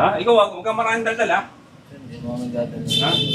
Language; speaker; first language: Filipino; native; Filipino